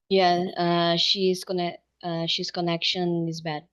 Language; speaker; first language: English; non-native, learner; Portuguese